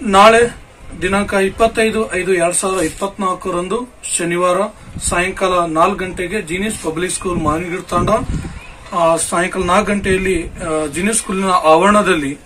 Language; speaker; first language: Kannada; non-native, local second language; Lambadi